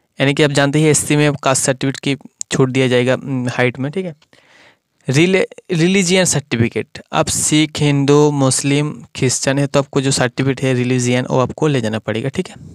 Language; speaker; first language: Hindi; non-native, local second language; Bangla